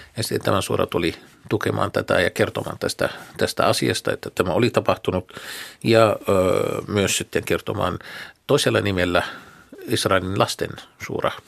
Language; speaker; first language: Finnish; non-native, fluent; Arabic